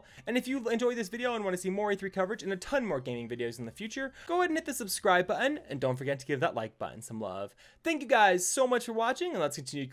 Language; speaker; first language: English; native; English